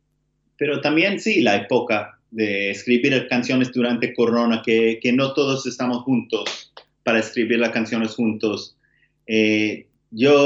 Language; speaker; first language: Spanish; non-native, learner; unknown